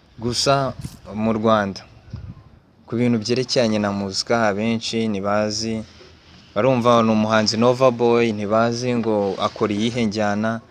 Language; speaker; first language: Kinyarwanda; native; Kinyarwanda